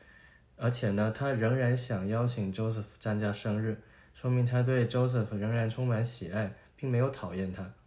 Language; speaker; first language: Chinese; native; Chinese